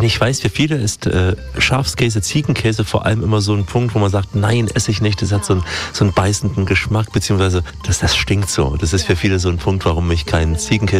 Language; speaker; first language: German; native; German